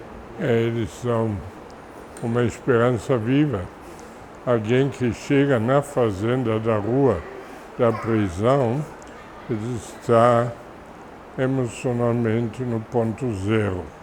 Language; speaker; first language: Portuguese; non-native, fluent; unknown